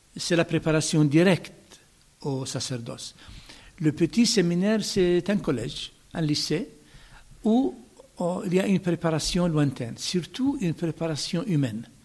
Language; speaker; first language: French; non-native, fluent; Arabic